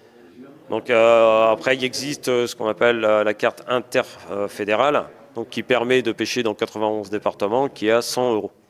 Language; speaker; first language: French; native; French